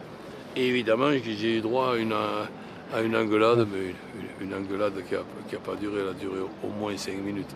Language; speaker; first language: French; native; French